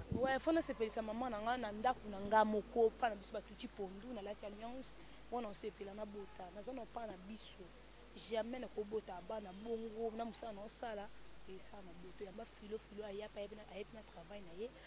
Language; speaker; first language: Lingala; native; Lingala